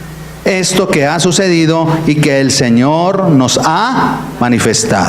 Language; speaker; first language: Spanish; native; Spanish